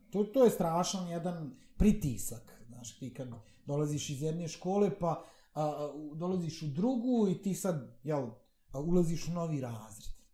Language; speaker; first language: Bosnian; native; Bosnian